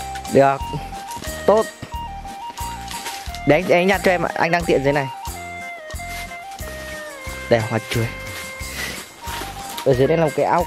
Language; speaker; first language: Vietnamese; native; Vietnamese